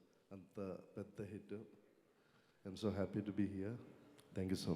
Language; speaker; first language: Telugu; non-native, learner; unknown